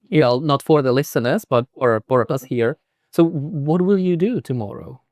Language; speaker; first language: English; non-native, fluent; Czech